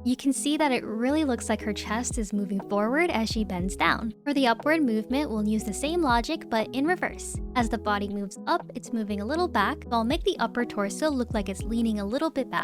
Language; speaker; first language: English; native; English